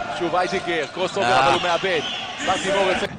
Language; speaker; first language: Hebrew; native; Hebrew